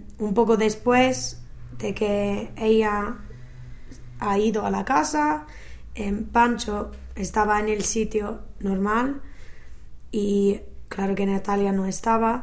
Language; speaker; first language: Spanish; non-native, fluent; English